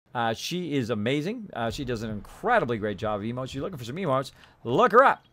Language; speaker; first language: English; native; English